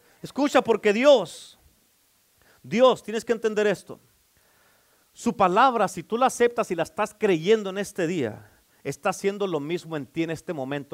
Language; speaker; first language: Spanish; native; Spanish